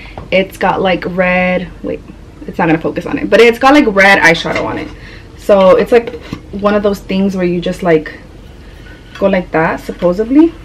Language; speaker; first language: English; early bilingual, other home language; Spanish